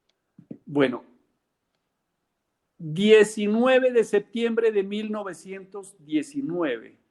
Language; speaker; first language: Spanish; native; Spanish